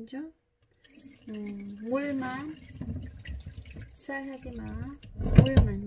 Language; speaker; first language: Korean; non-native, learner; Filipino